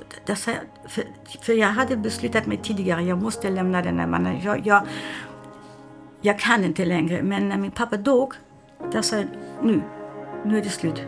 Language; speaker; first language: Swedish; non-native, fluent; German